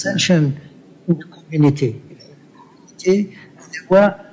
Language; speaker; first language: English; non-native, learner; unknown